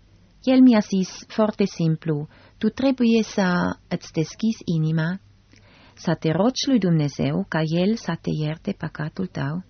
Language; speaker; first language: Romanian; non-native, fluent; German